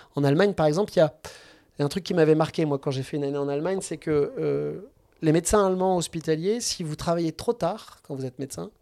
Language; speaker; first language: French; native; French